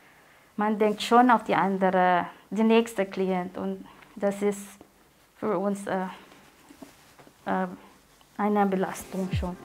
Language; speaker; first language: German; non-native, fluent; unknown